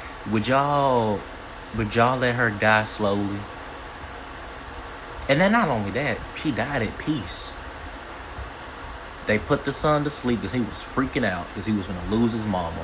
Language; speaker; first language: English; native; English